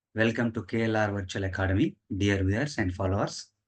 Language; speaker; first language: English; non-native, local second language; Telugu